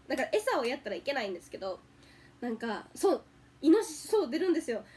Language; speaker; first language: Japanese; native; Japanese